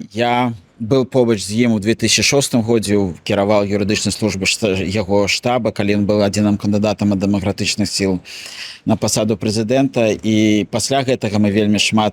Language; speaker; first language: Belarusian; non-native, local second language; Russian